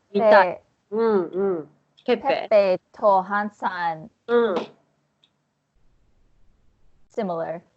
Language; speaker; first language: Japanese; non-native, fluent; English